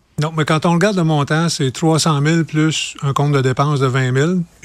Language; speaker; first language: French; native; French